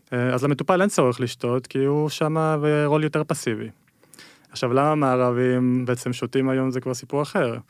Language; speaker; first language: Hebrew; early bilingual, other home language; Spanish